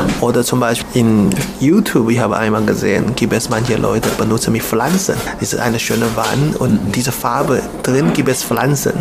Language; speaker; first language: German; non-native, learner; Chinese